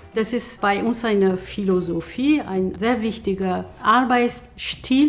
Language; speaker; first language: German; non-native, fluent; Kurdish